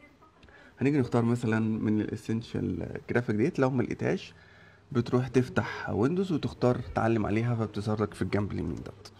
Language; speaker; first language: Arabic; native; Arabic